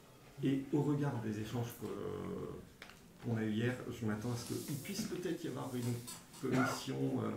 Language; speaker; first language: French; native; French